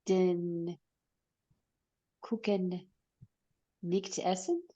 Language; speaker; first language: German; non-native, learner; English